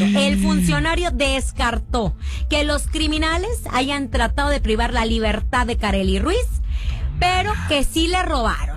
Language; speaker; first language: Spanish; native; Spanish